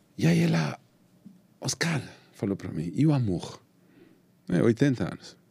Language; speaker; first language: Portuguese; non-native, fluent; Spanish